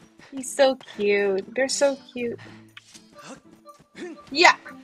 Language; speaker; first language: English; non-native, fluent; Korean